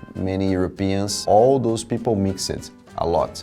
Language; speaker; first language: Turkish; non-native, learner; Portuguese